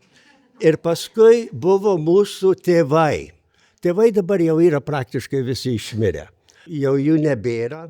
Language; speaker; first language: Lithuanian; native; Lithuanian